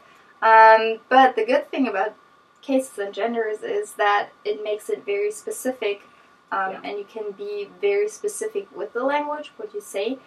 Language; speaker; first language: English; non-native, fluent; German